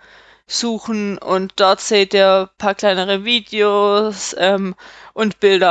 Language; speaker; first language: German; native; German